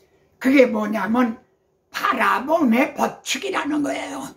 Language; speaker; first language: Korean; native; Korean